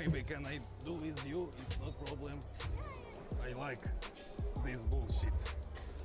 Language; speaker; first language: English; non-native, learner; Russian